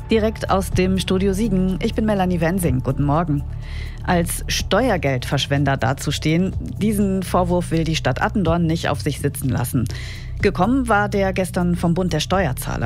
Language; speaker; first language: German; native; German